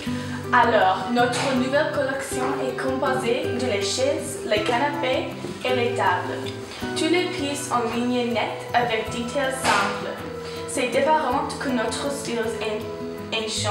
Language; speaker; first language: French; non-native, learner; English